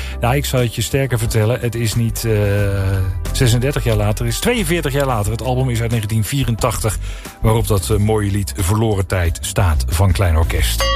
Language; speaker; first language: Dutch; native; Dutch